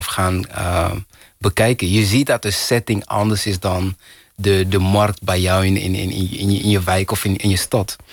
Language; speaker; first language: Dutch; early bilingual, other home language; Kinyarwanda